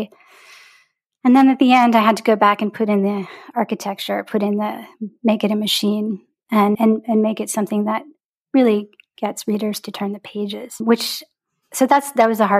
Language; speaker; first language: English; native; English